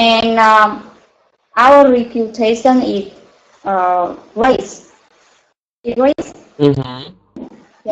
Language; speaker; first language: English; non-native, learner; Vietnamese